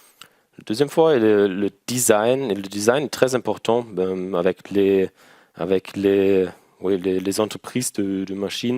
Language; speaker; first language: French; non-native, learner; German